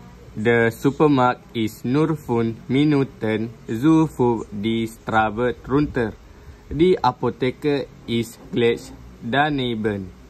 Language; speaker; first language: German; non-native, learner; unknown